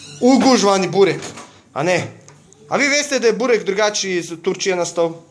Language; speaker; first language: Slovenian; early bilingual, other home language; Serbian